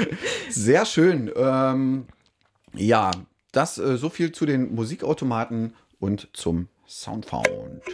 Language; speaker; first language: German; native; German